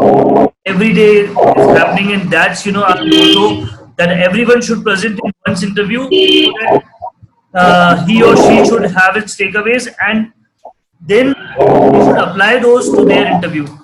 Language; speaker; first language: English; non-native, local second language; Hindi